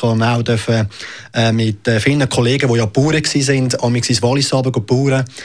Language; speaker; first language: German; native; German